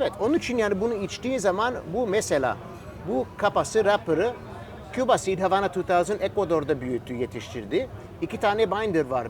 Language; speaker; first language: Turkish; early bilingual, heritage; Turkish